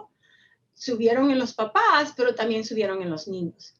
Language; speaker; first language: Spanish; early bilingual, heritage; Spanish